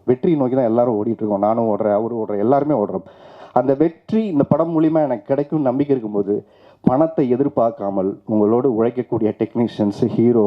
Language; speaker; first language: Tamil; native; Tamil